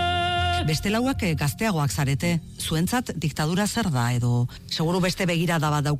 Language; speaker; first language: Basque; native; Basque